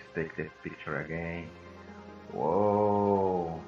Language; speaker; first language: English; non-native, learner; Portuguese